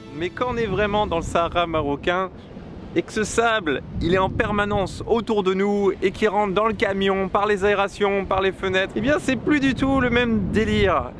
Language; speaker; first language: French; native; French